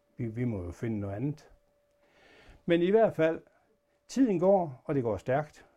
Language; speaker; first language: Danish; native; Danish